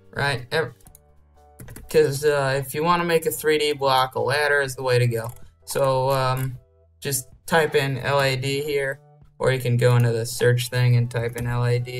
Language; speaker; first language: English; native; English